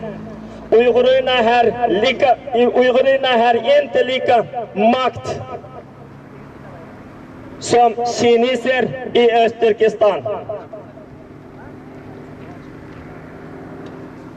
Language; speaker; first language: Swedish; non-native, learner; Uyghur